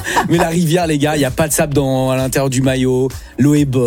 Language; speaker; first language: French; native; French